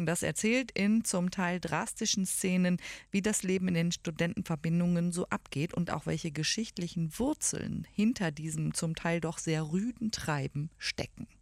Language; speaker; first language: German; native; German